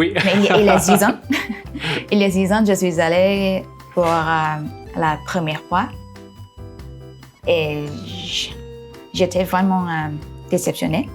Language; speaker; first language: French; non-native, fluent; Thai